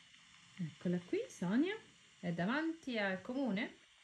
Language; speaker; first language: Italian; native; Italian